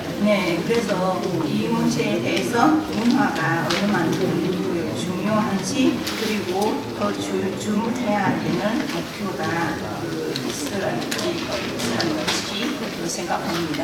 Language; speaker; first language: Korean; non-native, fluent; Vietnamese